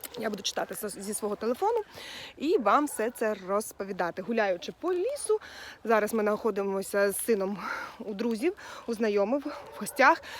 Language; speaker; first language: Ukrainian; non-native, local second language; Russian